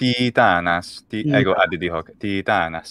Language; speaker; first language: Greek; non-native, fluent; Italian